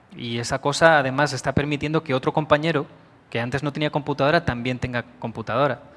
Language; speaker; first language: Spanish; native; Spanish